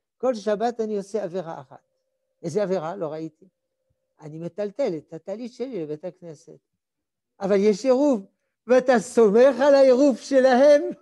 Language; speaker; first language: Hebrew; non-native, fluent; French